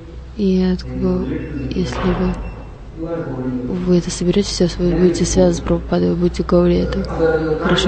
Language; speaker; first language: Russian; non-native, learner; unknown